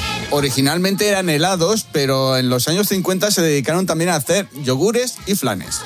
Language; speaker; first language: Spanish; native; Spanish